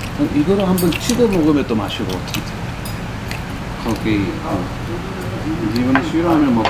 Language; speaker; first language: Korean; non-native, fluent; Urdu